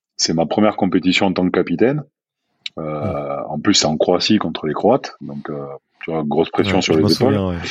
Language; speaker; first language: French; native; French